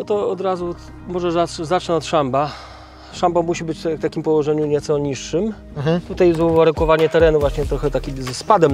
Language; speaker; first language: Polish; native; Polish